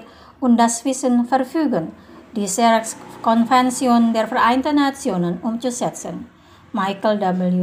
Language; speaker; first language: German; non-native, fluent; Indonesian